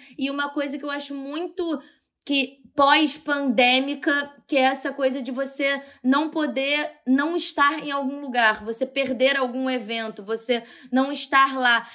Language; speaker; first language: Portuguese; native; Portuguese